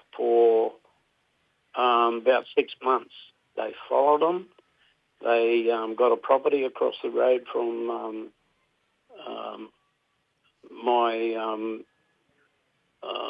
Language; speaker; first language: English; native; English